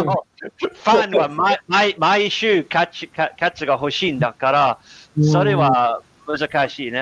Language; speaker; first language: Japanese; non-native, learner; English